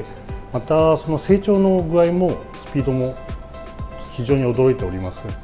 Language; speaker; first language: Japanese; native; Japanese